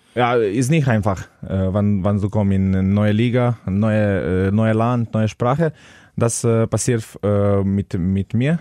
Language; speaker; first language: German; non-native, learner; Slovenian